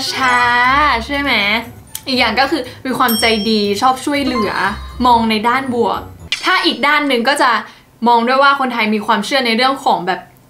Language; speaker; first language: Thai; native; Thai